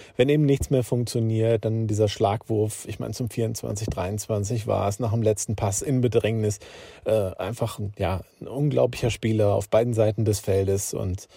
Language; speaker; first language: German; native; German